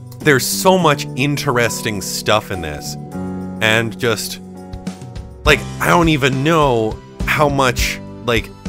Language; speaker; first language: English; native; English